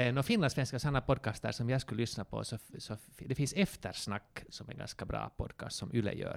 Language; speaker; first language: Swedish; non-native, local second language; Finnish